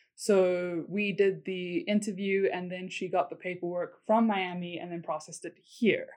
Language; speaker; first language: English; native; English